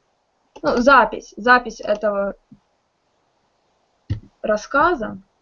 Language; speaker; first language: Russian; native; Russian